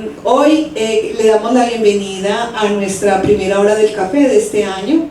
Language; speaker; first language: Spanish; native; Spanish